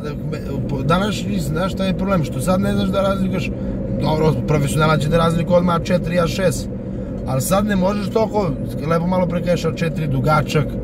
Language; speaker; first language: Serbian; native; Serbian